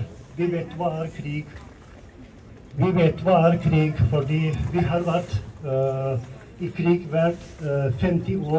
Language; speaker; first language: Norwegian; non-native, fluent; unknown